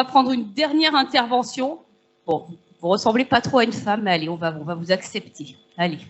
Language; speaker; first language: French; native; French